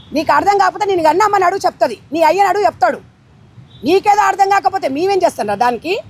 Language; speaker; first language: Telugu; native; Telugu